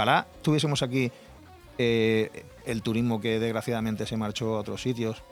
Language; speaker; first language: Spanish; native; Spanish